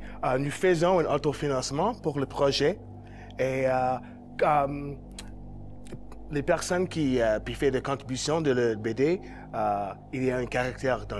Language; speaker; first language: French; non-native, learner; English